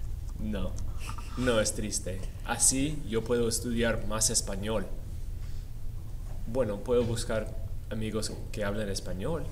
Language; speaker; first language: Spanish; non-native, fluent; English